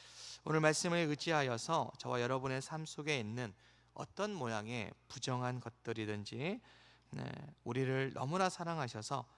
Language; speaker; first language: Korean; native; Korean